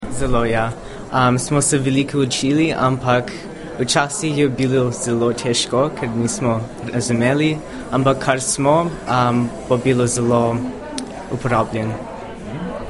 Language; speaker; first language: Slovenian; early bilingual, heritage; English